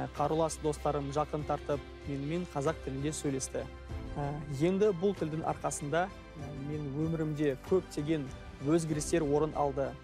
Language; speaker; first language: Kazakh; non-native, local second language; Russian